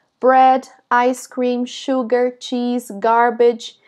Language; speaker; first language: English; non-native, fluent; Portuguese